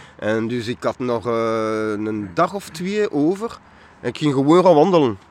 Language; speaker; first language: Dutch; non-native, local second language; French